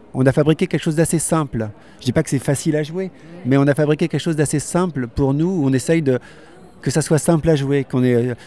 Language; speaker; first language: French; native; French